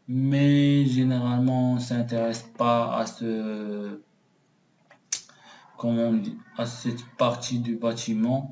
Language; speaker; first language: French; non-native, local second language; Arabic